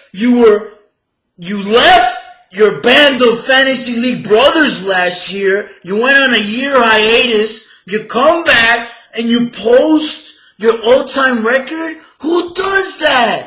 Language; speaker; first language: English; native; English